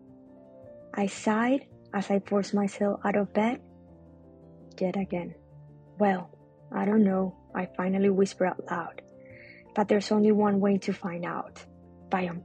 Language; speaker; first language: English; non-native, fluent; Spanish